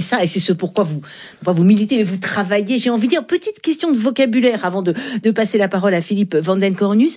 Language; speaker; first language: French; native; French